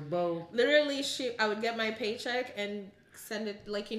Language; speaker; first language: English; non-native, local second language; Ganda